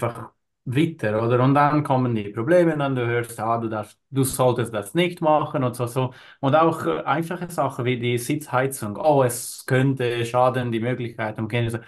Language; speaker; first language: German; non-native, learner; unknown